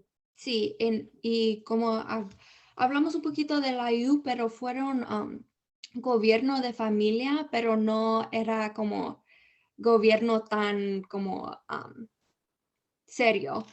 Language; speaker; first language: Spanish; early bilingual, heritage; Spanish